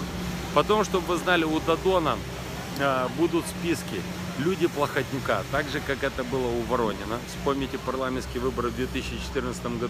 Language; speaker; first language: Russian; native; Russian